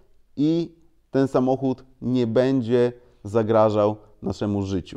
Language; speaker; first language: Polish; native; Polish